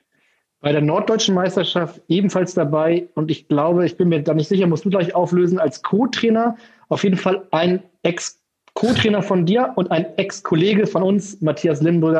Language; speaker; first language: German; native; German